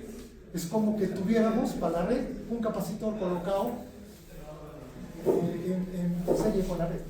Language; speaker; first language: Spanish; native; Spanish